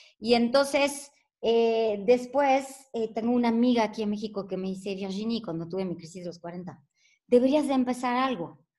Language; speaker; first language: Spanish; non-native, fluent; French